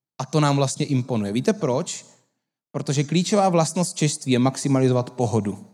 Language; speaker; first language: Czech; native; Czech